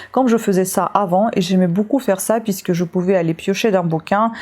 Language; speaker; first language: French; non-native, fluent; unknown